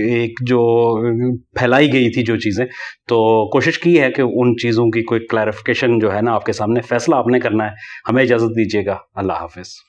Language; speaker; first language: Urdu; native; Urdu